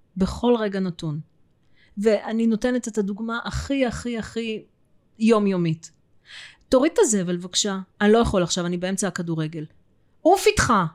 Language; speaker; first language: Hebrew; early bilingual, other home language; Russian